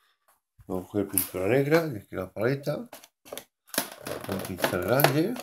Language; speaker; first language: Spanish; non-native, local second language; Catalan